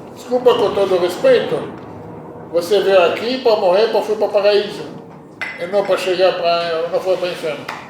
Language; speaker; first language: Portuguese; non-native, fluent; Hebrew